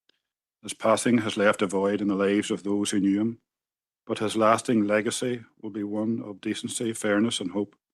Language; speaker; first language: English; native; English